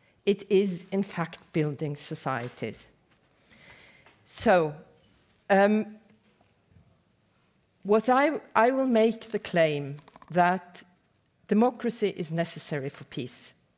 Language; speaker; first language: English; non-native, fluent; Norwegian